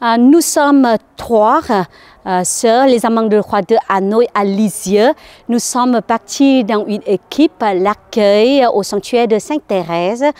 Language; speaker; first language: French; non-native, learner; Vietnamese